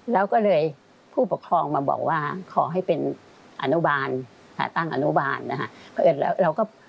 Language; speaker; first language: Thai; native; Thai